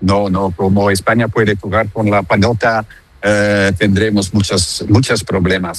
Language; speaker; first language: Spanish; non-native, learner; Dutch